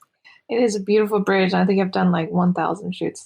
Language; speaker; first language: English; native; English